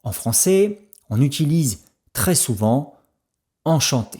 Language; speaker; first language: French; native; French